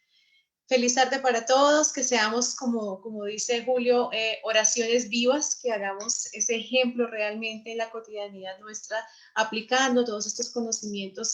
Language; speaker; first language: Spanish; native; Spanish